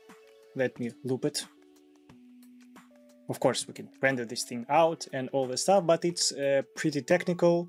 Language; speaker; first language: English; non-native, fluent; Russian